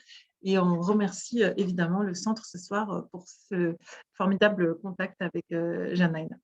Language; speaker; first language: French; native; French